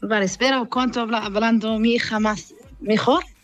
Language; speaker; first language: Spanish; non-native, learner; Arabic